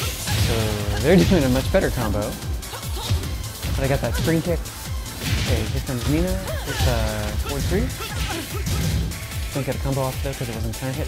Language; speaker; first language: English; native; English